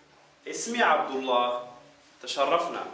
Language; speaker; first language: Arabic; non-native, fluent; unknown